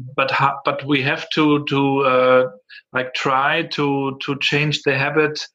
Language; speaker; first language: English; non-native, fluent; German